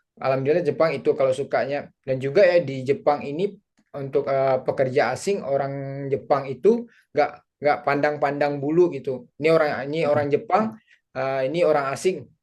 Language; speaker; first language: Indonesian; native; Indonesian